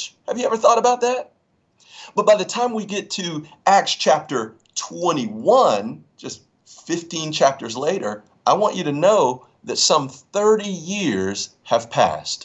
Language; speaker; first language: English; native; English